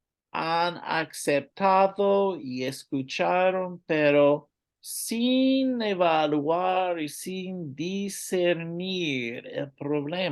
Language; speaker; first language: Spanish; non-native, learner; English